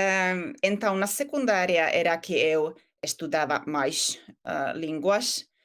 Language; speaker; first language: Portuguese; non-native, fluent; Finnish